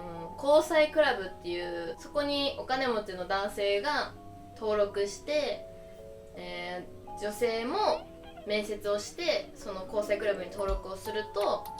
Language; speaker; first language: Japanese; native; Japanese